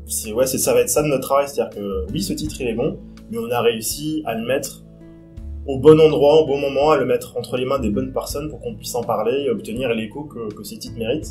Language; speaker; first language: French; native; French